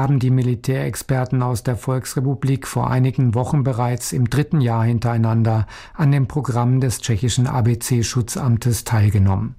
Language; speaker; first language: German; native; German